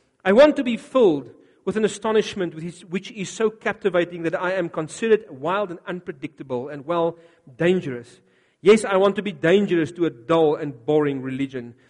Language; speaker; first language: English; non-native, local second language; Afrikaans